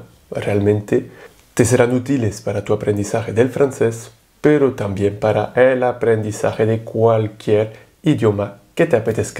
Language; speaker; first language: Spanish; non-native, fluent; French